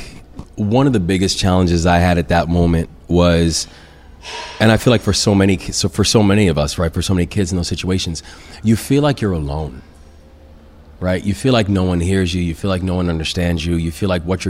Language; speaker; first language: English; native; English